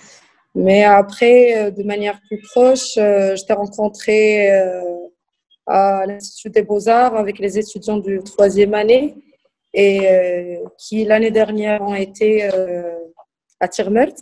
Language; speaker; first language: French; non-native, local second language; Arabic